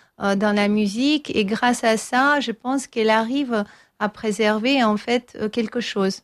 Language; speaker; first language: French; non-native, fluent; Armenian